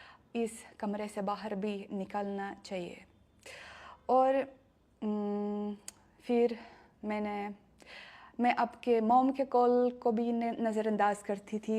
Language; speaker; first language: Hindi; non-native, fluent; Russian